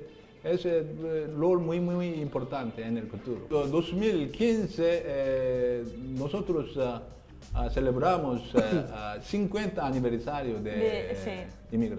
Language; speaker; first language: Spanish; non-native, learner; Korean